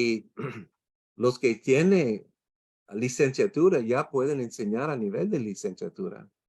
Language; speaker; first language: Spanish; non-native, fluent; English